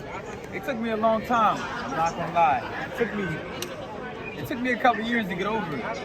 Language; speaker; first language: English; native; English